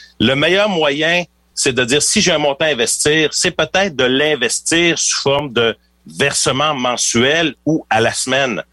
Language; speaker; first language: French; native; French